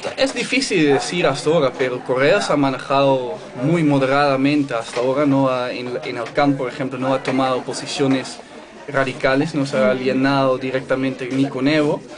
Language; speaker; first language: Spanish; non-native, fluent; Dutch